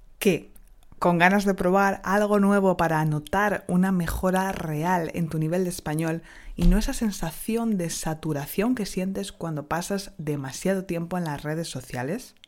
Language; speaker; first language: Spanish; native; Spanish